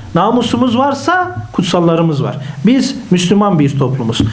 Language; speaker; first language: Turkish; native; Turkish